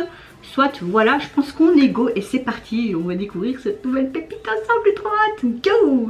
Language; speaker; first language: French; native; French